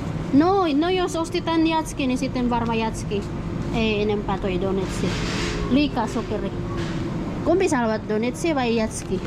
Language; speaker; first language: Finnish; non-native, learner; Filipino